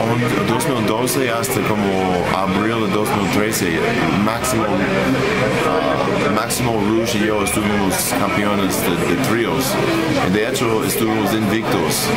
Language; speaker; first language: Spanish; non-native, fluent; English